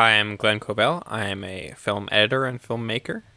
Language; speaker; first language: English; native; English